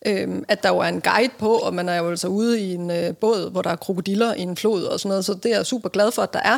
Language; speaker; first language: Danish; native; Danish